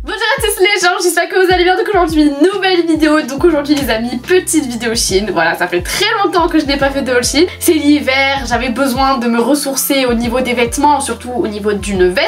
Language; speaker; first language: French; native; French